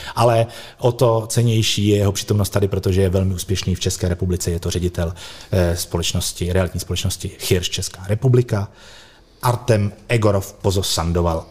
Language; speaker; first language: Czech; native; Czech